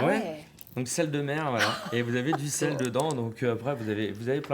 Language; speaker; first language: French; native; French